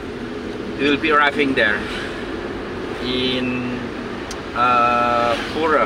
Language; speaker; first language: English; non-native, learner; Indonesian